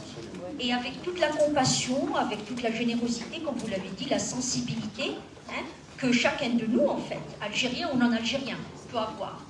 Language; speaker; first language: French; non-native, local second language; Arabic